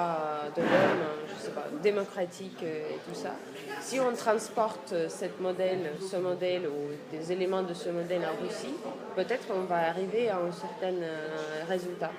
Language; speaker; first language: French; non-native, fluent; Russian